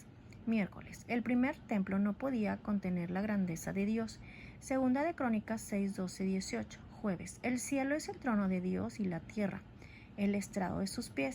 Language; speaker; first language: Spanish; native; Spanish